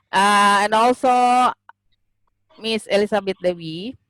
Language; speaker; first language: English; non-native, learner; Indonesian